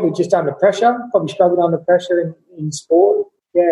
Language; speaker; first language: English; native; English